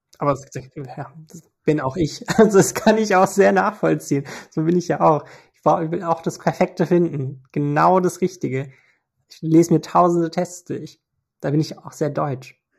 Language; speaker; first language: German; early bilingual, other home language; Turkish